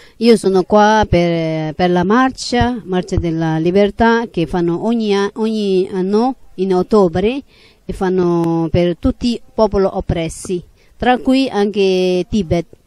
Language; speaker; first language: Italian; non-native, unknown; Tibetan